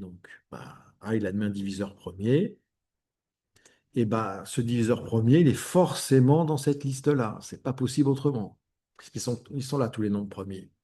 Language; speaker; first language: French; native; French